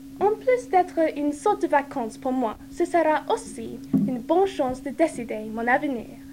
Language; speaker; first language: French; non-native, learner; English